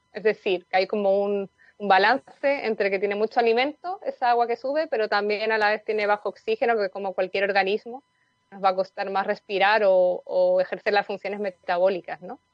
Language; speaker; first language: Spanish; native; Spanish